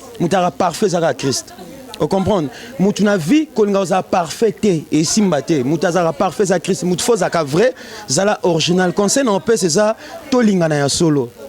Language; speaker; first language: Lingala; native; Lingala